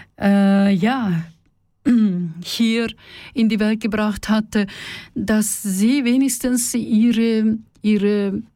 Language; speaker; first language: German; non-native, fluent; Russian